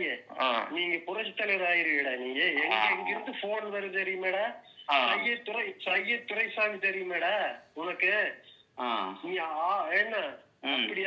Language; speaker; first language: Tamil; native; Tamil